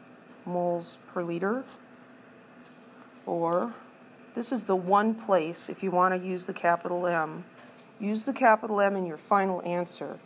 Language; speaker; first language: English; native; English